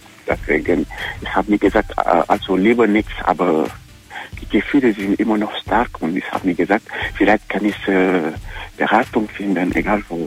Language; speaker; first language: German; non-native, learner; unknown